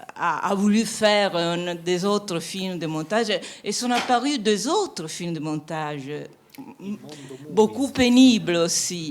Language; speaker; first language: French; non-native, fluent; Italian